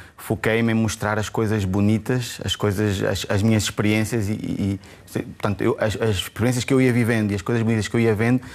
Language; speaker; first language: Portuguese; native; Portuguese